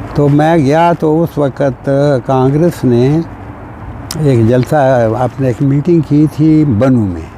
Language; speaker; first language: Urdu; non-native, local second language; Punjabi